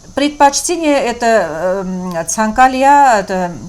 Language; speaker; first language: Russian; non-native, local second language; Armenian